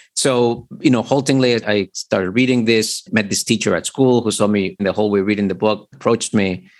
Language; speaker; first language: English; early bilingual, other home language; Spanish